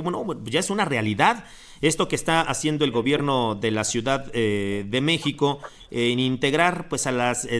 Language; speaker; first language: Spanish; native; Spanish